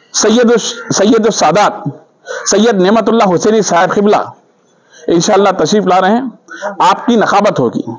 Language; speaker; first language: Urdu; native; Urdu